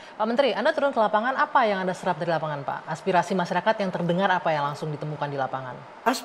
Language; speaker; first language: Indonesian; native; Indonesian